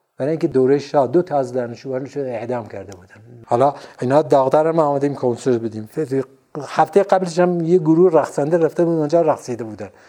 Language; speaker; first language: Persian; non-native, local second language; Central Kurdish